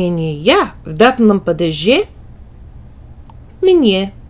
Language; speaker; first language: Russian; non-native, fluent; English